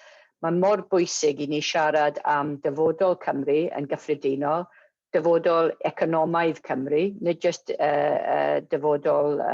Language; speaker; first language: Welsh; non-native, local second language; English